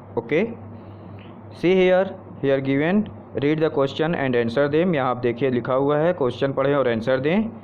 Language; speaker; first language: Hindi; native; Hindi